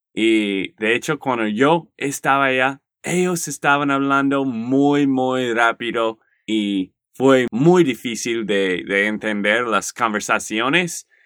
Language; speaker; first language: Spanish; non-native, learner; English